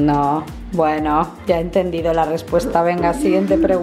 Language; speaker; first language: Spanish; native; Spanish